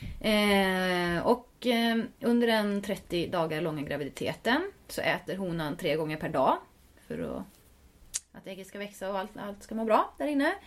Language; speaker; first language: Swedish; native; Swedish